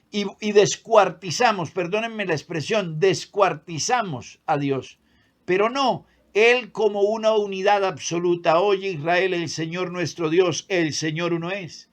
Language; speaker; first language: Spanish; native; Spanish